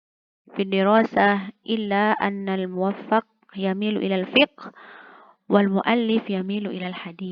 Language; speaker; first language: Arabic; non-native, fluent; Indonesian